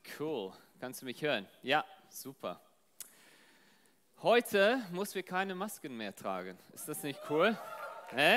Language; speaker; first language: German; non-native, fluent; English